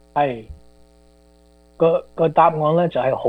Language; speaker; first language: Chinese; early bilingual, heritage; Cantonese